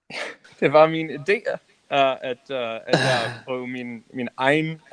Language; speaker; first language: Danish; non-native, learner; English